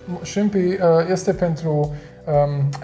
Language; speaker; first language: Romanian; non-native, learner; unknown